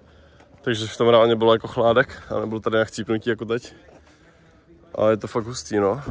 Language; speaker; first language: Czech; native; Czech